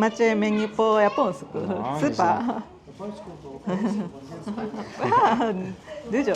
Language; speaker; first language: Polish; non-native, learner; Japanese